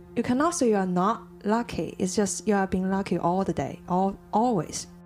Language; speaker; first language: English; non-native, fluent; Chinese